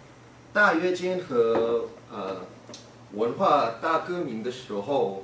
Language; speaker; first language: Chinese; non-native, learner; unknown